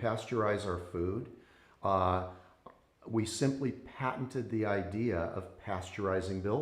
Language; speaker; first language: English; native; English